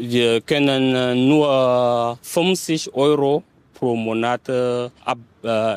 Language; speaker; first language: German; non-native, learner; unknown